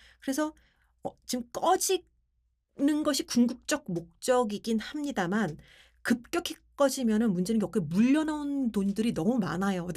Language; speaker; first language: Korean; native; Korean